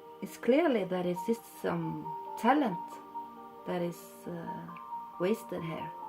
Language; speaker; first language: English; non-native, fluent; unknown